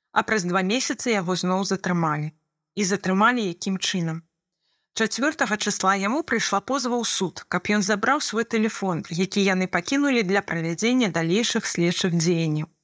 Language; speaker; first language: Belarusian; non-native, fluent; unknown